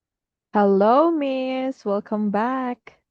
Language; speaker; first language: English; non-native, fluent; Filipino